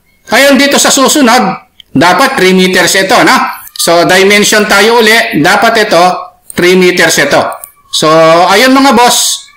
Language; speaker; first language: Filipino; native; Filipino